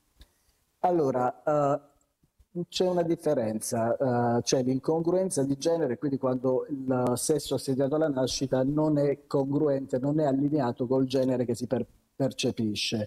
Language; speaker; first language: Italian; native; Italian